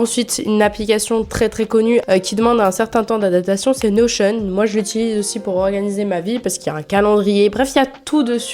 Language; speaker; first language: French; native; French